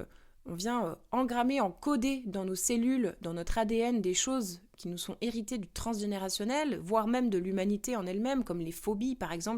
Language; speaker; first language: French; native; French